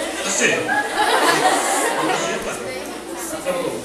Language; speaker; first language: English; non-native, learner; Indonesian